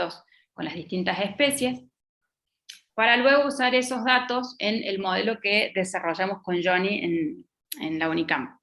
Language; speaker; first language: Spanish; native; Spanish